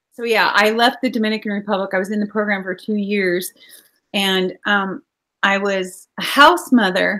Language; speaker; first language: English; native; English